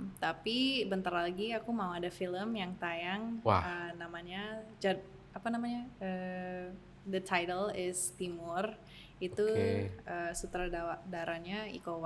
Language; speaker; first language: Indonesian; early bilingual, heritage; English